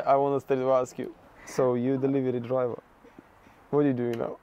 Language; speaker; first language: English; non-native, fluent; Russian